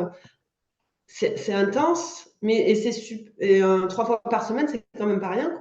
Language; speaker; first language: French; native; French